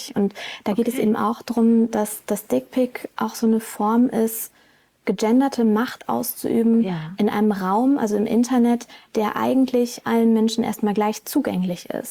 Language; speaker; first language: German; native; German